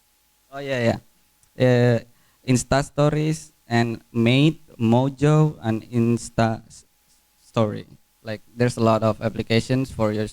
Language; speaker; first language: English; non-native, fluent; Indonesian